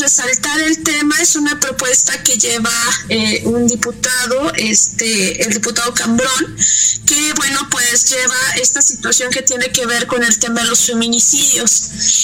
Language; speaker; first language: Spanish; native; Spanish